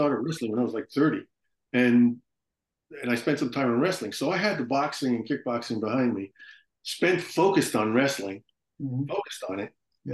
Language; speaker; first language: English; native; English